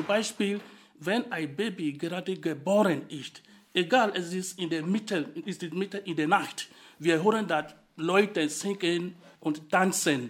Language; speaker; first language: German; non-native, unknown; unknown